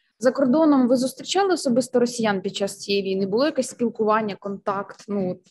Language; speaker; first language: Ukrainian; native; Ukrainian